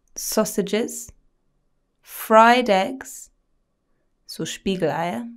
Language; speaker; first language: German; non-native, fluent; English